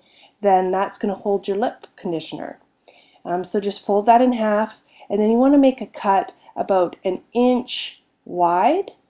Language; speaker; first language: English; native; English